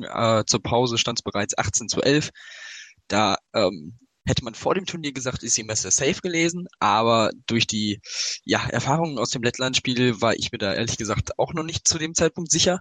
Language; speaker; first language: German; native; German